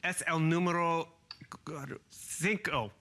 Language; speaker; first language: Spanish; non-native, learner; English